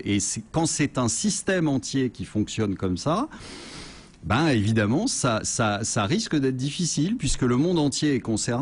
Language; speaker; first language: French; native; French